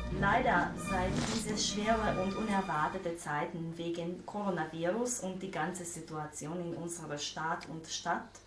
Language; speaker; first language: German; non-native, fluent; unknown